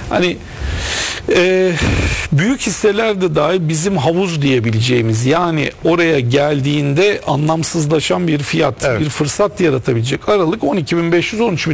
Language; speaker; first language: Turkish; native; Turkish